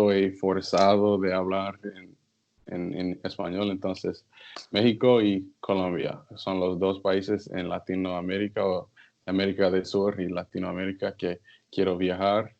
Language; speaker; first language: Spanish; non-native, learner; English